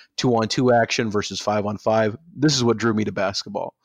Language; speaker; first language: English; native; English